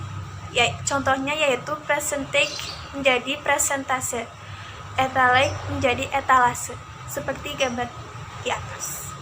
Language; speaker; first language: Indonesian; native; Indonesian